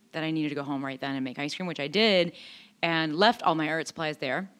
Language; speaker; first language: English; native; English